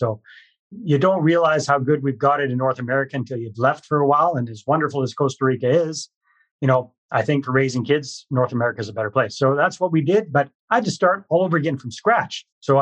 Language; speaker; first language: English; native; English